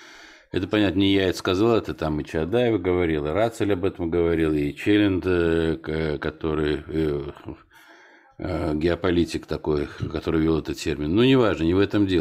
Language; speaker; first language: Russian; native; Russian